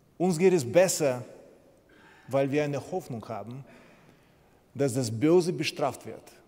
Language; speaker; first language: German; non-native, fluent; Ukrainian